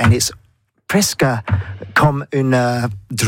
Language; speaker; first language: French; non-native, learner; English